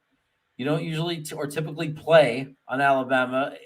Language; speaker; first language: English; native; English